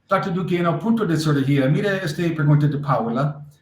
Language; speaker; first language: Spanish; non-native, learner; English